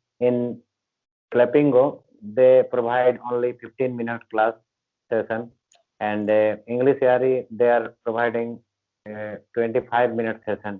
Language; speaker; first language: English; non-native, learner; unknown